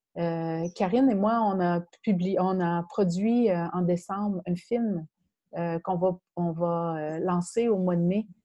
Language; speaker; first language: French; native; French